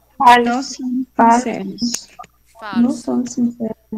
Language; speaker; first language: Spanish; non-native, learner; Portuguese